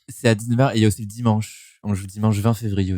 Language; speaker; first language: French; native; French